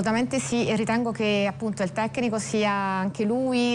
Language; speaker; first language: Italian; native; Italian